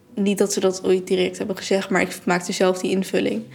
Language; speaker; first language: Dutch; native; Dutch